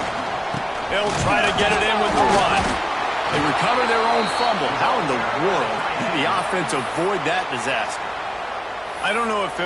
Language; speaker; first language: English; native; English